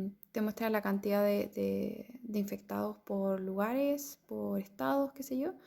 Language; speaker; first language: Spanish; native; Spanish